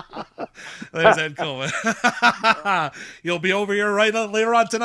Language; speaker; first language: English; native; English